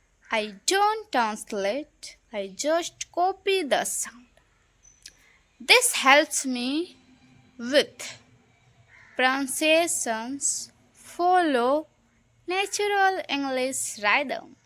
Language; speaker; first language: English; non-native, local second language; Hindi